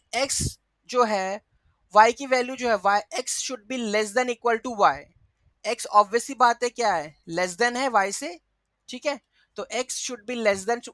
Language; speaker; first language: Hindi; native; Hindi